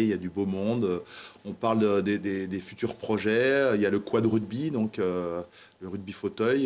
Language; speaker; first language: French; native; French